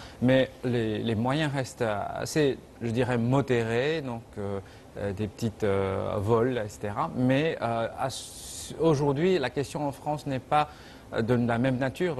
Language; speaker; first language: French; non-native, fluent; Chinese